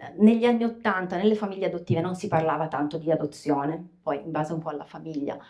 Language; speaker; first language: Italian; native; Italian